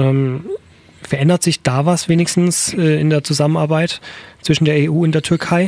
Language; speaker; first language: German; native; German